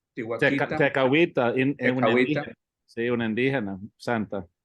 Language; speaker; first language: Spanish; early bilingual, heritage; English